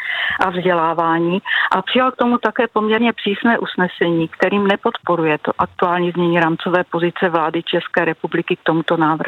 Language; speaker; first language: Czech; native; Czech